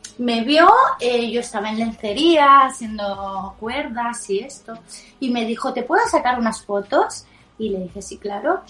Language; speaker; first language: Spanish; non-native, fluent; Italian